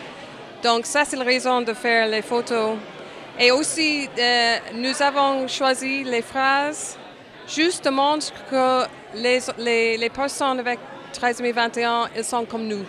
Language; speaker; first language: French; non-native, fluent; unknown